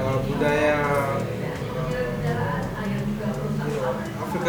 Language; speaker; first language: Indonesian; non-native, learner; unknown